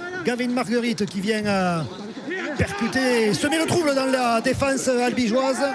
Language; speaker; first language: French; native; French